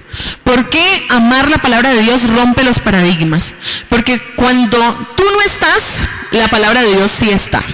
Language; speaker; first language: Spanish; native; Spanish